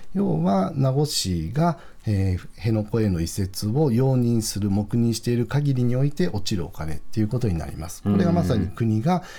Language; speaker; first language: Japanese; native; Japanese